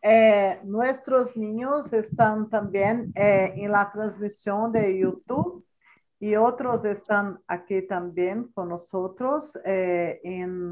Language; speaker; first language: Spanish; non-native, learner; Portuguese